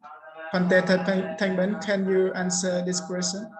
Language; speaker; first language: English; non-native, learner; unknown